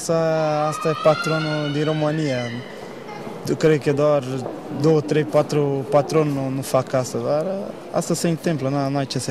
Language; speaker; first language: Romanian; non-native, learner; Portuguese